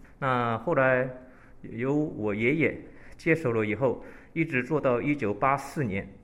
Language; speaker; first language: Chinese; early bilingual, heritage; Chinese